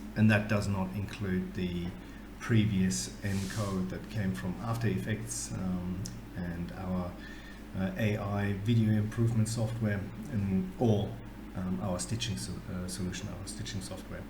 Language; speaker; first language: English; native; English